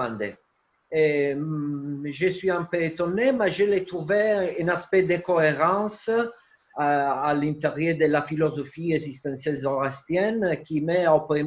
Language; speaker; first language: French; non-native, fluent; Italian